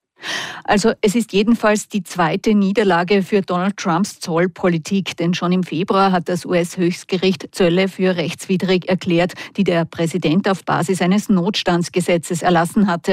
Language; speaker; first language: German; native; German